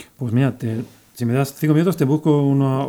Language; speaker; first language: Spanish; native; Spanish